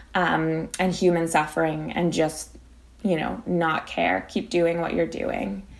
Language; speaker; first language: English; native; English